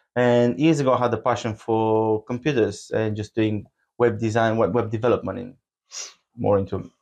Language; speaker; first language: English; non-native, fluent; Bulgarian